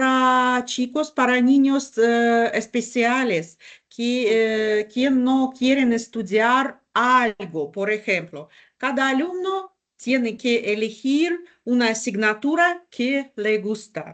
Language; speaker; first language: Spanish; non-native, learner; Russian